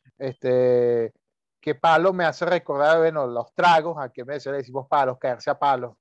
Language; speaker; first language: Spanish; native; Spanish